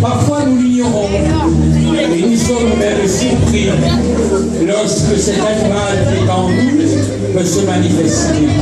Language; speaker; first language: French; native; French